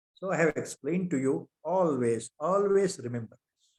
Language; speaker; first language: English; non-native, local second language; Kannada